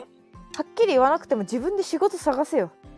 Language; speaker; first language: Japanese; native; Japanese